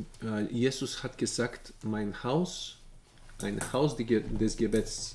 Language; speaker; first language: German; non-native, learner; Bulgarian